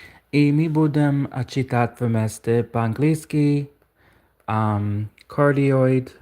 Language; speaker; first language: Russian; non-native, learner; English